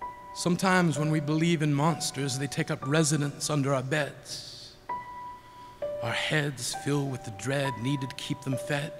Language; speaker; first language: English; native; English